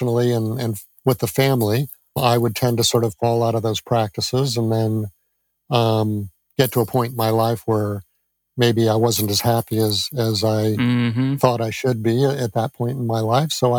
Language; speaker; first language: English; native; English